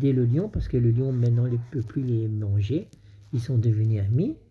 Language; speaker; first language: French; native; French